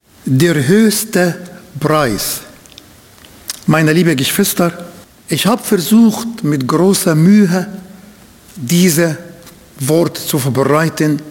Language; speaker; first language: German; non-native, fluent; Arabic